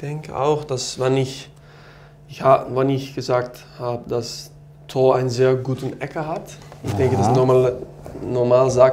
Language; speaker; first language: German; non-native, learner; Dutch